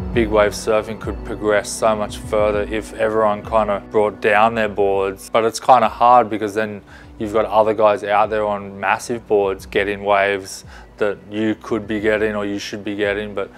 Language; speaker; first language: English; native; English